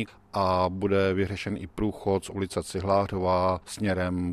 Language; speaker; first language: Czech; native; Czech